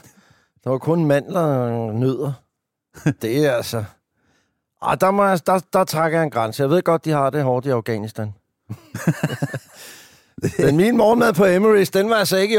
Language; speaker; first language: Danish; native; Danish